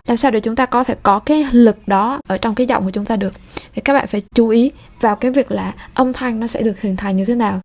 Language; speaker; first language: Vietnamese; native; Vietnamese